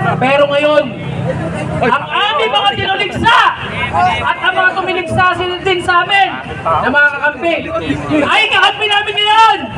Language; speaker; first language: Filipino; native; Filipino